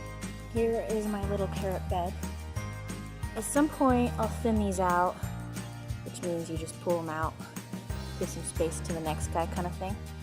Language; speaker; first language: English; native; English